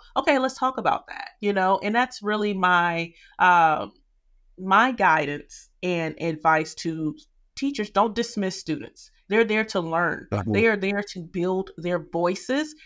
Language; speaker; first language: English; native; English